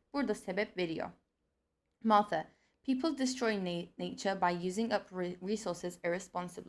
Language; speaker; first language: English; non-native, fluent; Turkish